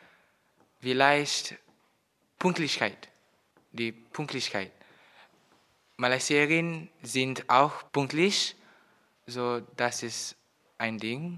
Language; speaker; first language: German; non-native, learner; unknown